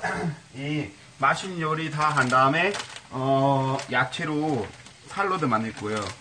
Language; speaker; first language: Korean; non-native, fluent; English